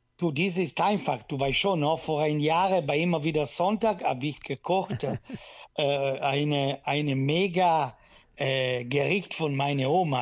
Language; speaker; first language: German; non-native, local second language; Italian